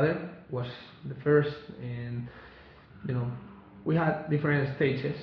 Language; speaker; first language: English; non-native, learner; Spanish